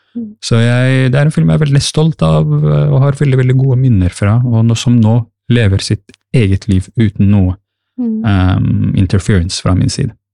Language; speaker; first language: Norwegian; early bilingual, other home language; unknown